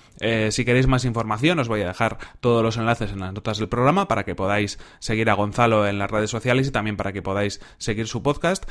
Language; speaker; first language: Spanish; native; Spanish